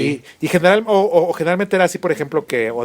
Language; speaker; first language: Spanish; native; Spanish